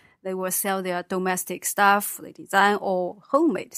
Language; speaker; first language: English; non-native, fluent; Chinese